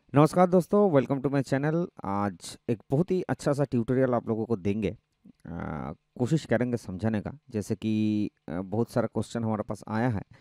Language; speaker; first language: Hindi; non-native, local second language; Bangla